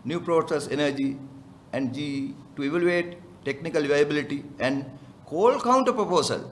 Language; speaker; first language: English; non-native, local second language; Sinhala